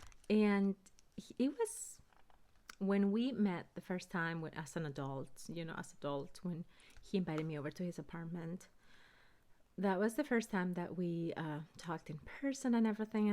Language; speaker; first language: English; early bilingual, other home language; Spanish